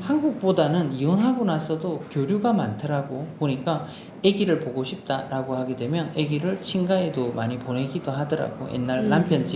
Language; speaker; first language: Korean; non-native, local second language; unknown